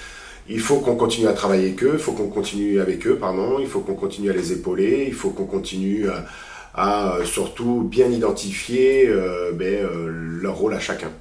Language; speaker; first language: French; native; French